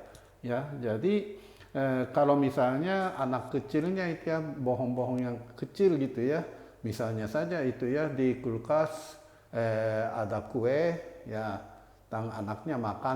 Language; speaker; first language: Indonesian; non-native, fluent; Japanese